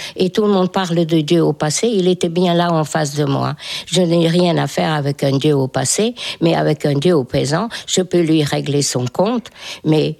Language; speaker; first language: French; non-native, fluent; Hungarian